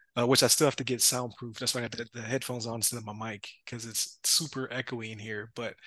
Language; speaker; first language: English; native; English